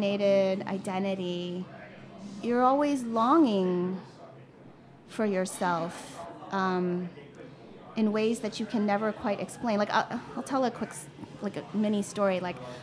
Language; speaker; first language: English; native; English